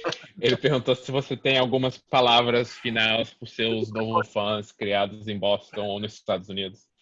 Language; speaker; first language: Portuguese; early bilingual, heritage; Portuguese